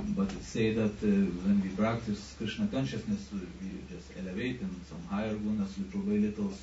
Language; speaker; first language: English; non-native, fluent; Lithuanian